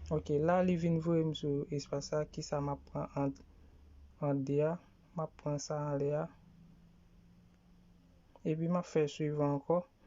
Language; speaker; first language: French; non-native, learner; Haitian Creole